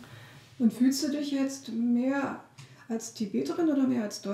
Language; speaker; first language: German; native; German